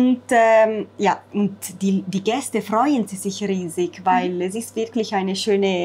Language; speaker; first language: German; non-native, fluent; Italian